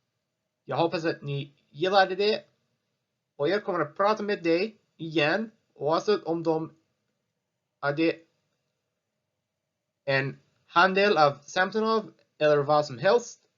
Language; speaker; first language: Swedish; non-native, learner; English